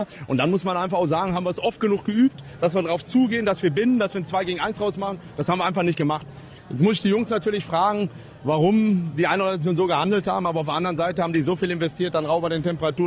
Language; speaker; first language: German; native; German